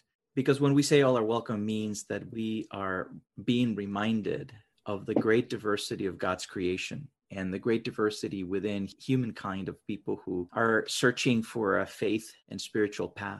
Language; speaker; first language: English; non-native, fluent; Spanish